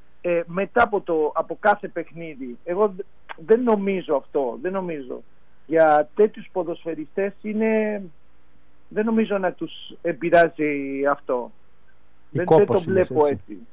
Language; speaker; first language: Greek; non-native, fluent; Spanish